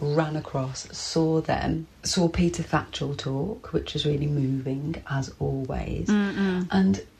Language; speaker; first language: English; native; English